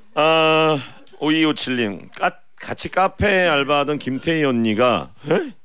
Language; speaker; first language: Korean; native; Korean